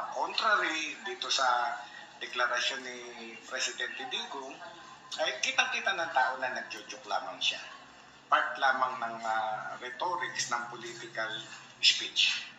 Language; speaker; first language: Filipino; native; Filipino